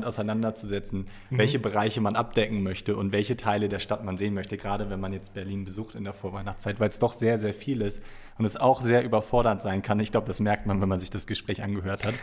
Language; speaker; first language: German; native; German